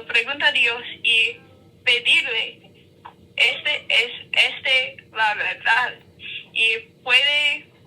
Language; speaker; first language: Spanish; non-native, learner; English